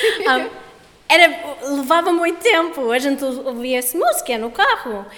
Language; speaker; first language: Portuguese; early bilingual, heritage; Portuguese